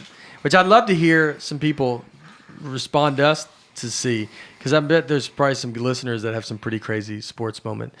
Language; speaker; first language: English; native; English